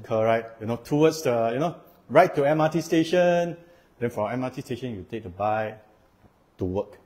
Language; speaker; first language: English; non-native, local second language; Chinese